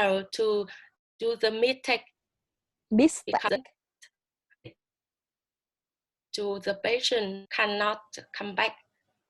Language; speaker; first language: English; non-native, learner; Vietnamese